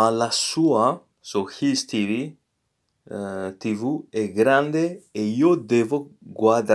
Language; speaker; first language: Italian; non-native, fluent; English